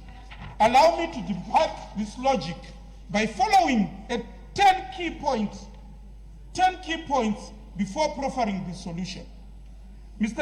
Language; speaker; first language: English; non-native, local second language; Shona